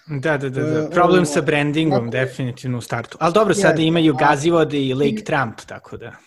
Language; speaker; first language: Serbian; native; Serbian